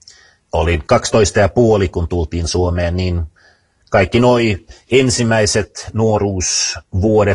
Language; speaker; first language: Finnish; non-native, fluent; Swedish